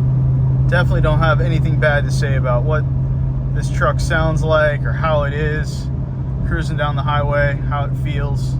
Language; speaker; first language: English; native; English